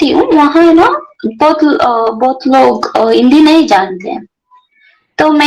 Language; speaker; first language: Hindi; non-native, local second language; Kannada